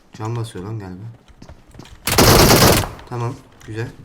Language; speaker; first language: Turkish; native; Turkish